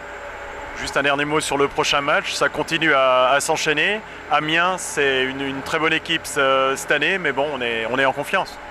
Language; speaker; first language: French; native; French